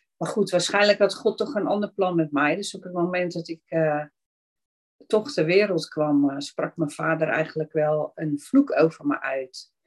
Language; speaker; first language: Dutch; native; Dutch